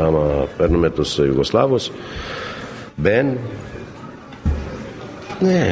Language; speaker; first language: Greek; non-native, fluent; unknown